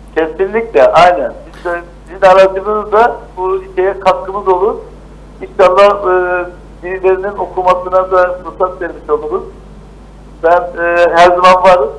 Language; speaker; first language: Turkish; native; Turkish